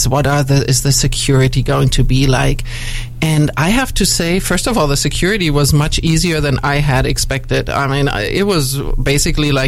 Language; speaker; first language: English; non-native, fluent; German